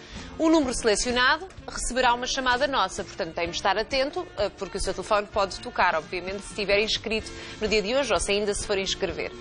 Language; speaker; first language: Portuguese; native; Portuguese